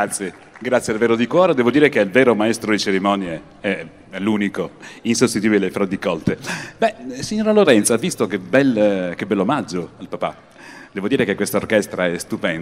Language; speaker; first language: Italian; native; Italian